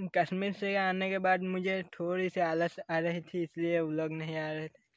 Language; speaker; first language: Hindi; non-native, local second language; Gujarati